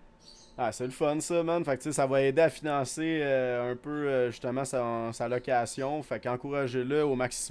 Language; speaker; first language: French; native; French